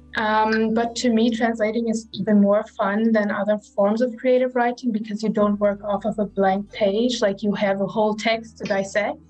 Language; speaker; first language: English; non-native, fluent; German